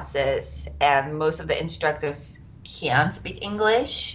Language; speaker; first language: English; non-native, fluent; Czech